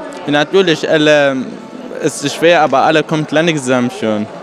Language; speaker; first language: German; non-native, learner; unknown